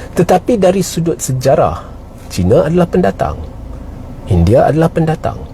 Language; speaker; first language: Malay; native; Malay